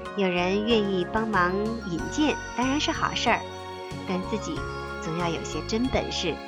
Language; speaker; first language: Chinese; native; Chinese